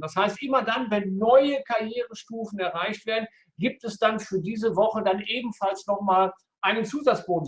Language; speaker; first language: German; native; German